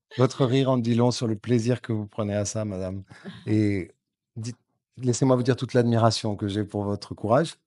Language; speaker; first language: French; native; French